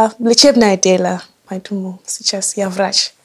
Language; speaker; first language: Russian; non-native, learner; English